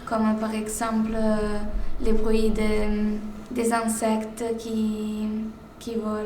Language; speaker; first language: French; non-native, fluent; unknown